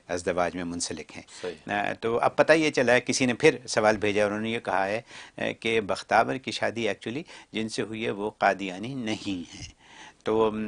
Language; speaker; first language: Urdu; native; Urdu